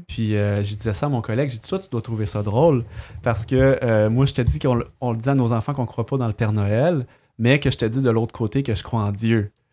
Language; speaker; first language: French; native; French